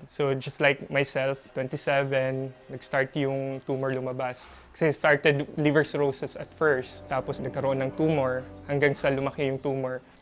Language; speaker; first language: Filipino; native; Filipino